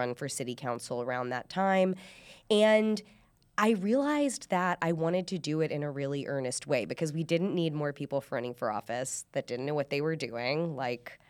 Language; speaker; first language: English; early bilingual, other home language; Persian